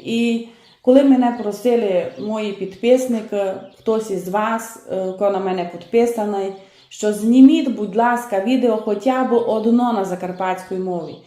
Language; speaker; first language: Ukrainian; native; Ukrainian